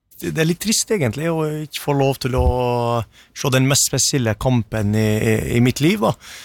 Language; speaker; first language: Norwegian; early bilingual, other home language; Arabic